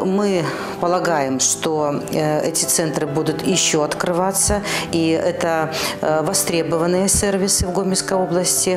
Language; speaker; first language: Russian; native; Russian